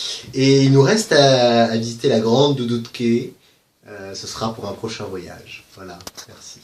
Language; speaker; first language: French; native; French